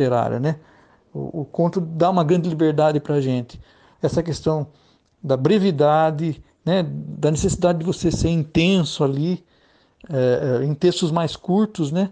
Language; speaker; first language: Portuguese; native; Portuguese